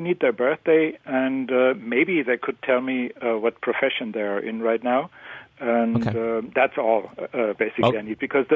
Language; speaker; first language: English; non-native, fluent; German